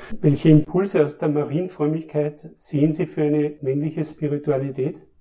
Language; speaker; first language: German; native; German